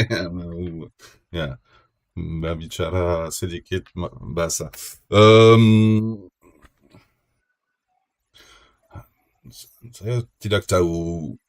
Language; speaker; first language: Indonesian; non-native, learner; French